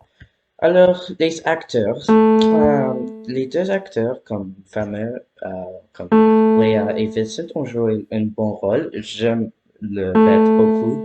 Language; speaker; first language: French; non-native, learner; English